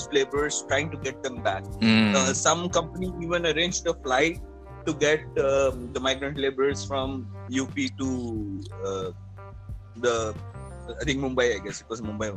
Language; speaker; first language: English; non-native, local second language; Telugu